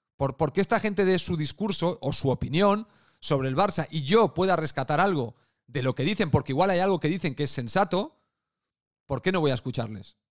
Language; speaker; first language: Spanish; native; Spanish